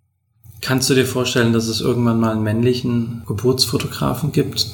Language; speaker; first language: German; native; German